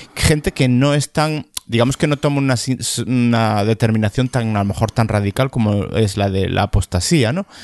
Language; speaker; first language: Spanish; native; Spanish